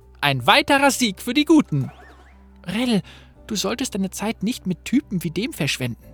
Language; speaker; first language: German; native; German